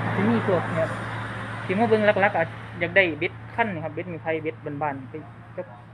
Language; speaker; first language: Thai; native; Thai